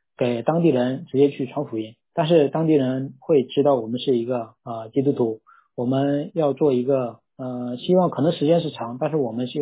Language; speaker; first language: Chinese; non-native, local second language; Korean